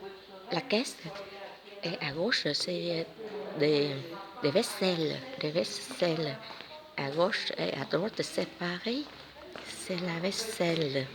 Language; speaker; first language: French; non-native, learner; Vietnamese